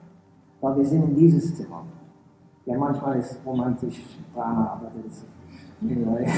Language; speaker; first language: German; early bilingual, heritage; English